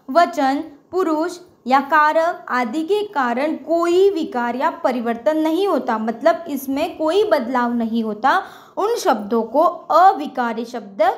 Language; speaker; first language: Hindi; non-native, local second language; Marathi